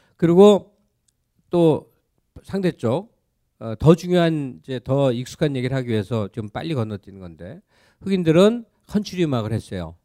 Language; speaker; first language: Korean; native; Korean